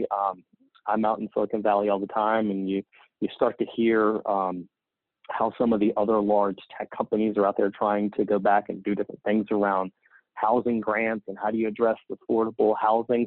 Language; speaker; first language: English; native; English